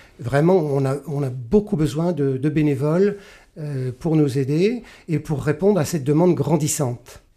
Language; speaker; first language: French; native; French